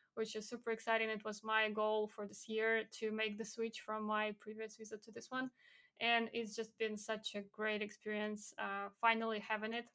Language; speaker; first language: English; non-native, fluent; Belarusian